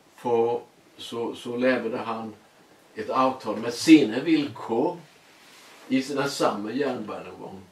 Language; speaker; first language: Swedish; native; Swedish